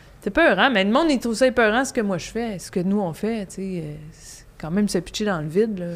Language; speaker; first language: French; native; French